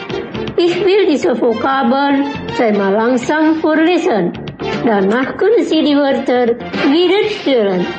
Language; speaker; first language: German; non-native, fluent; Indonesian